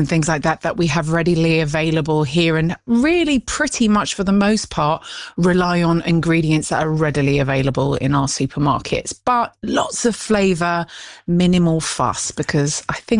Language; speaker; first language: English; native; English